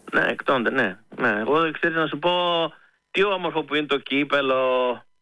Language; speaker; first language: Greek; early bilingual, heritage; Greek